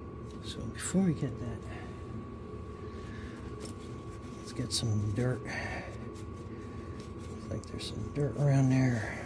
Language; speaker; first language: English; native; English